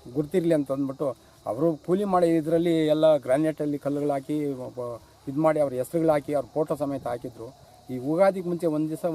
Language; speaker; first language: Kannada; native; Kannada